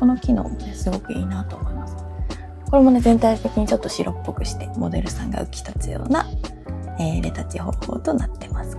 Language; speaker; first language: Japanese; native; Japanese